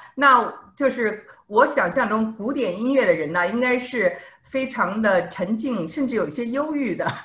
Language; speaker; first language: Chinese; native; Chinese